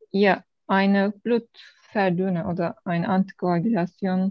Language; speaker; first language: German; non-native, learner; Turkish